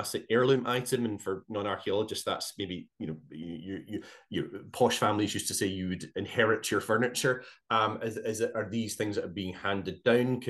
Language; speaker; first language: English; native; English